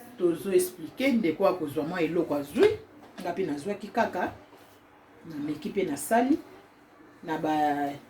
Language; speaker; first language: Lingala; non-native, local second language; Kongo